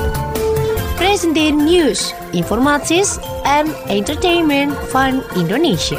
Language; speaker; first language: Dutch; non-native, fluent; Indonesian